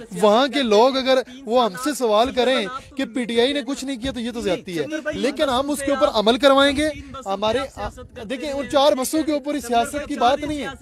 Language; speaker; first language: Urdu; non-native, local second language; Punjabi